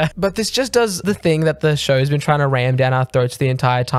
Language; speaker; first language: English; native; English